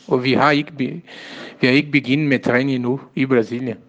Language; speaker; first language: Danish; non-native, learner; Portuguese